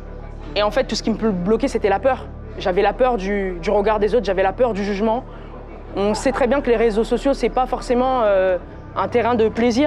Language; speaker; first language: French; native; French